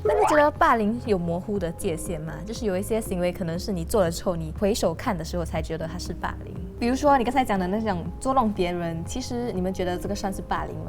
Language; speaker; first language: Chinese; native; Chinese